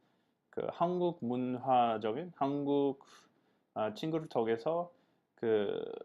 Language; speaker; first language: Korean; non-native, learner; English